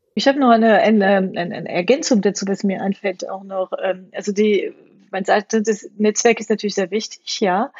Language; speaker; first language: German; non-native, fluent; French